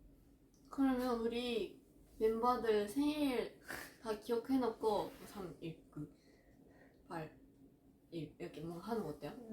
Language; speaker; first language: Korean; non-native, fluent; Japanese